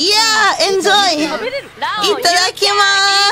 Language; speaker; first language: Japanese; non-native, learner; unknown